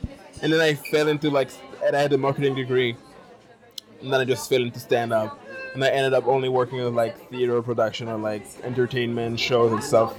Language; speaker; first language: English; non-native, local second language; French